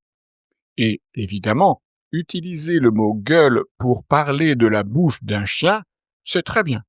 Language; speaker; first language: French; native; French